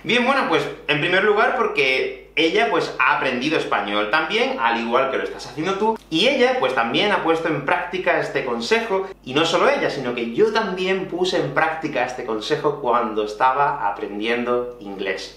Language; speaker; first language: Spanish; native; Spanish